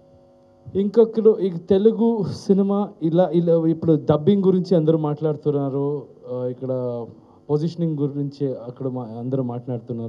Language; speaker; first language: Telugu; non-native, learner; Kannada